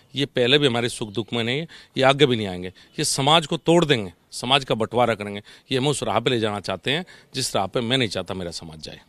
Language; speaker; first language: Hindi; native; Hindi